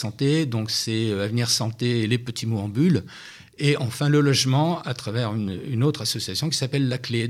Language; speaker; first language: French; native; French